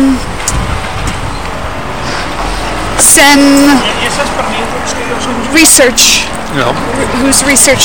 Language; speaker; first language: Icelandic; non-native, learner; English